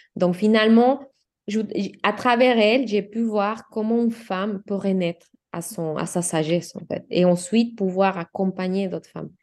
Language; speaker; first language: French; non-native, fluent; Spanish